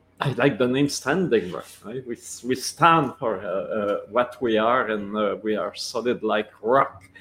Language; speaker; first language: English; non-native, local second language; French